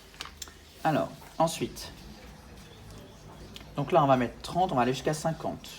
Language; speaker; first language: French; native; French